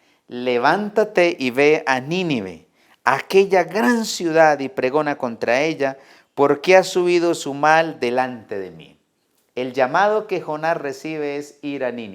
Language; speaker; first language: Spanish; native; Spanish